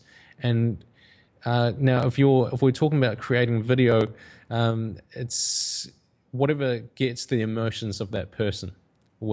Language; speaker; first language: English; native; English